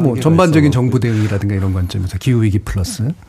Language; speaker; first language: Korean; native; Korean